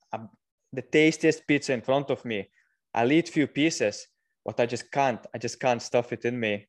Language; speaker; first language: English; non-native, fluent; Lithuanian